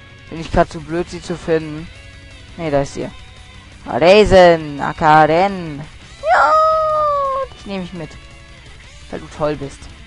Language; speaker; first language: German; native; German